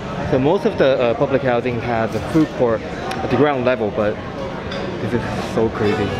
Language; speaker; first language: English; non-native, fluent; Japanese